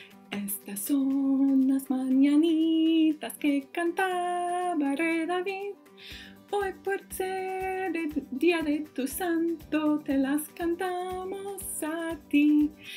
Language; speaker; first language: Spanish; non-native, fluent; English